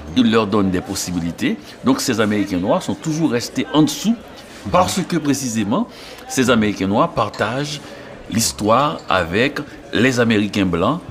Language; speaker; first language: French; non-native, local second language; Haitian Creole